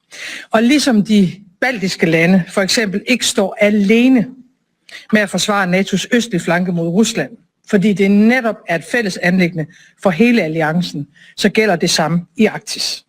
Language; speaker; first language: Danish; native; Danish